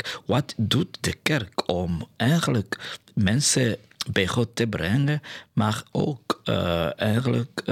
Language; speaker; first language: Dutch; non-native, fluent; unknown